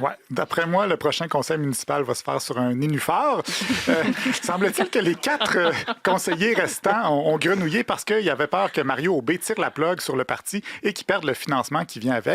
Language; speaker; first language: French; native; French